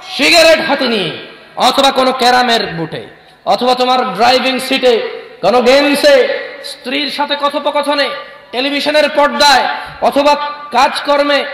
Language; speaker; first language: Bangla; early bilingual, heritage; Bangla